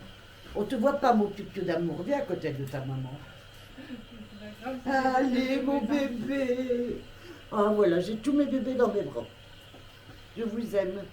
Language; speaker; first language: French; native; French